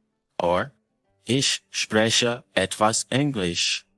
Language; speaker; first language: German; non-native, fluent; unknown